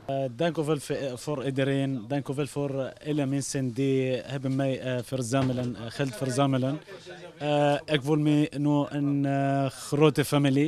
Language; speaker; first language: Dutch; non-native, learner; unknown